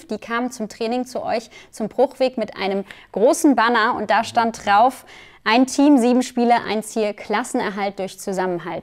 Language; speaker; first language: German; native; German